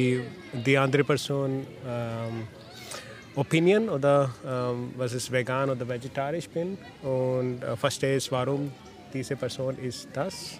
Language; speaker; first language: German; non-native, learner; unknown